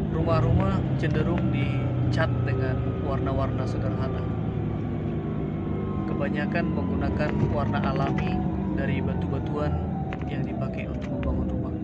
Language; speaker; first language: Indonesian; native; Indonesian